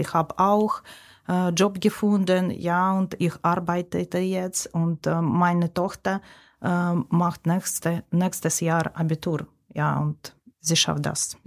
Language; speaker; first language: German; non-native, learner; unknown